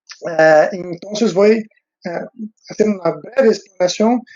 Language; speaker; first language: Spanish; non-native, fluent; Portuguese